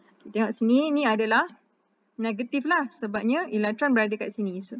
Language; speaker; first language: Malay; native; Malay